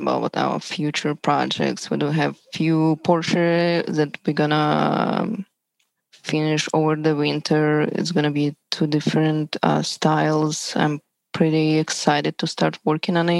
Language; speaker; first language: English; non-native, learner; Russian